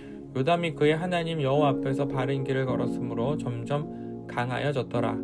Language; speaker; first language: Korean; native; Korean